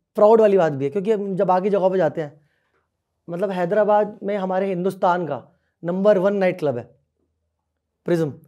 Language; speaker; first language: Hindi; native; Hindi